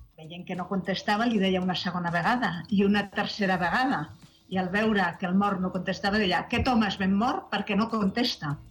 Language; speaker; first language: Catalan; native; Catalan